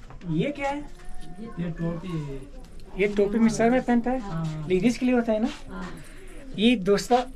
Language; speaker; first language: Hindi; non-native, learner; Persian